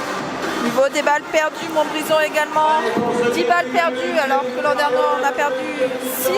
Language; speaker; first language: French; native; French